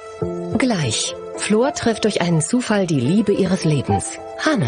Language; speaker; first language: German; native; German